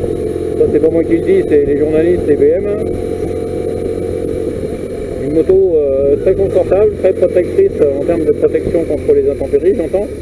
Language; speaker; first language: French; native; French